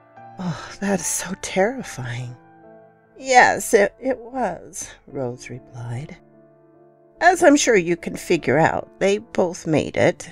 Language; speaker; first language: English; native; English